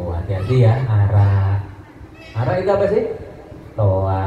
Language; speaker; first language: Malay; non-native, local second language; Javanese